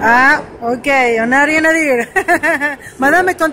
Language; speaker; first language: French; native; French